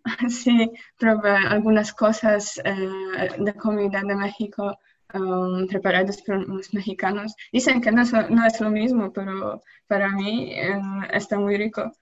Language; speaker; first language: Spanish; non-native, learner; Polish